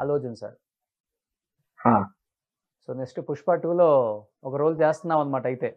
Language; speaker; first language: Telugu; native; Telugu